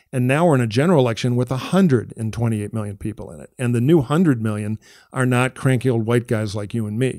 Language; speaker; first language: English; native; English